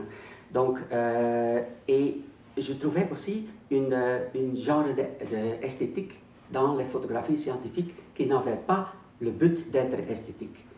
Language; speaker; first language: French; non-native, local second language; Dutch